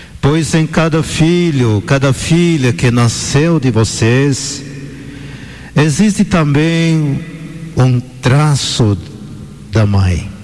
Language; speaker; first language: Portuguese; non-native, fluent; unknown